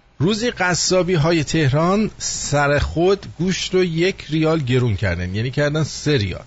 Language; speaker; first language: Persian; native; Persian